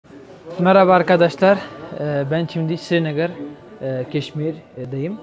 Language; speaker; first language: Turkish; non-native, fluent; Kashmiri